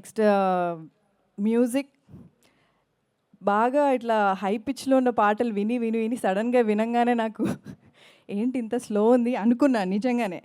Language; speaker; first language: Telugu; native; Telugu